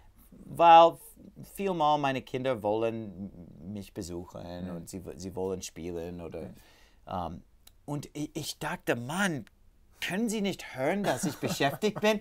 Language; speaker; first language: German; non-native, learner; English